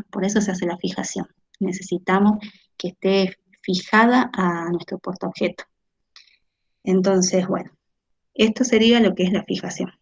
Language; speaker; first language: Spanish; native; Spanish